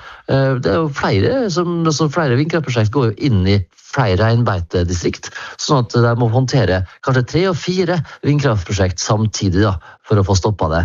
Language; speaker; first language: Norwegian; native; Norwegian